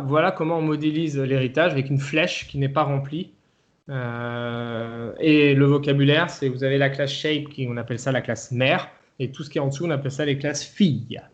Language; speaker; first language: French; native; French